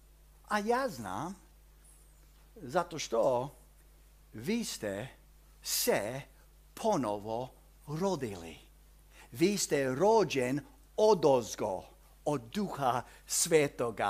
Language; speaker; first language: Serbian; early bilingual, heritage; Serbian